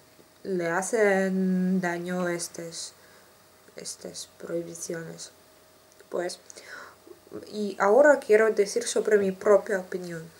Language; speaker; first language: Spanish; non-native, learner; Russian